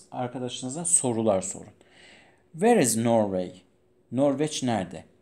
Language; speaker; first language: Turkish; non-native, fluent; Persian